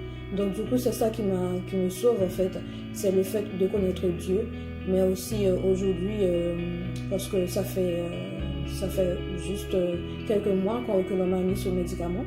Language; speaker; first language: French; native; French